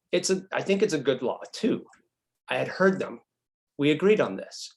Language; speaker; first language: English; native; English